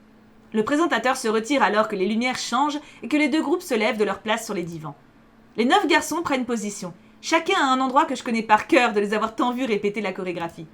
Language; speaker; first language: French; native; French